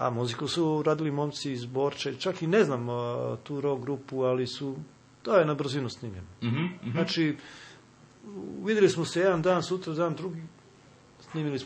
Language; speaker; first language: Serbian; native; Serbian